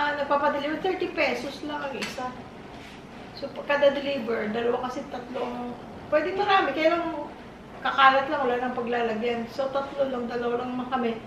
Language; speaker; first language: Filipino; native; Filipino